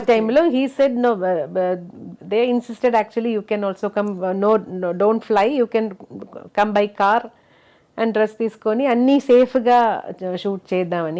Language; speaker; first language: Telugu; non-native, local second language; Malayalam